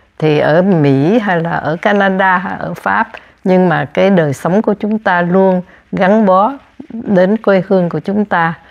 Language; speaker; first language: Vietnamese; native; Vietnamese